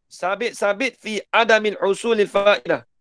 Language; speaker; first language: Arabic; non-native, fluent; Malay